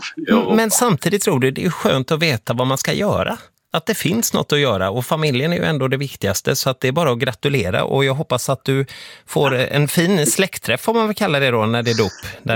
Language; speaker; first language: Swedish; native; Swedish